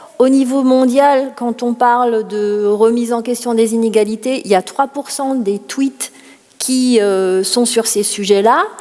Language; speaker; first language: French; native; French